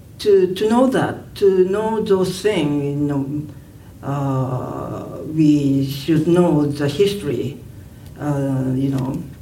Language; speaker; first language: English; non-native, learner; Japanese